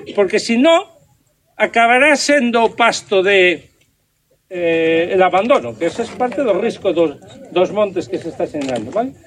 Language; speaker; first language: Galician; native; Galician